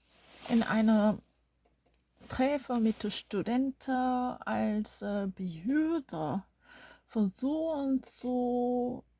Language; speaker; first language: German; non-native, learner; Korean